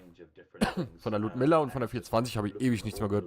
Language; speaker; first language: German; native; German